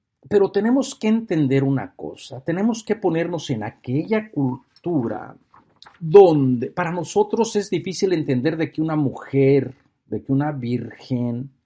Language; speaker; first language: Spanish; native; Spanish